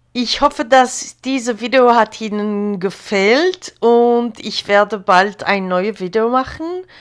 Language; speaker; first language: German; non-native, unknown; Hungarian